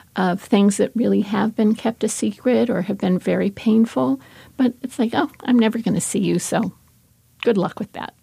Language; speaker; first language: English; native; English